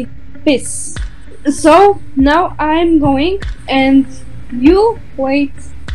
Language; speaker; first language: English; non-native, learner; Polish